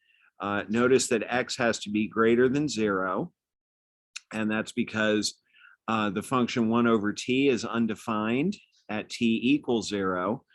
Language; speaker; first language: English; native; English